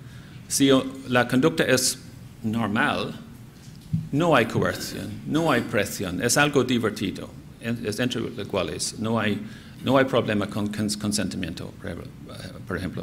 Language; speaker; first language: Spanish; non-native, fluent; English